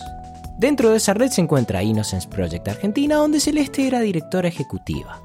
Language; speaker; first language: Spanish; native; Spanish